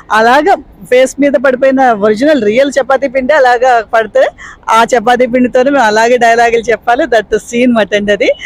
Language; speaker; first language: Telugu; native; Telugu